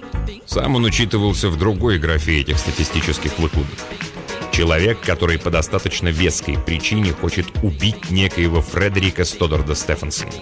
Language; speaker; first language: Russian; native; Russian